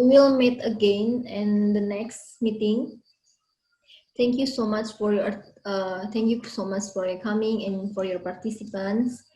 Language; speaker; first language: English; non-native, learner; Indonesian